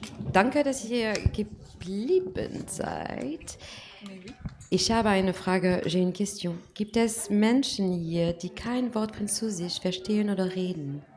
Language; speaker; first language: German; non-native, learner; French